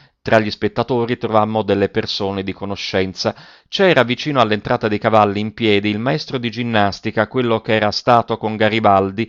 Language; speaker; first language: Italian; native; Italian